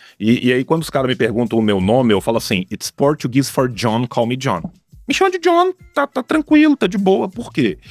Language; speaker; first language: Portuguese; native; Portuguese